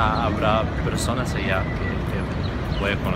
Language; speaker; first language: Spanish; non-native, fluent; English